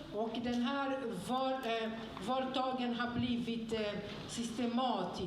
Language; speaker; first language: Swedish; non-native, fluent; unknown